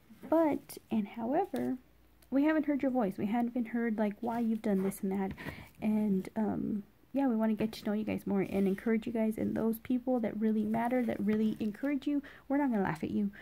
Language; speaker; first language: English; native; English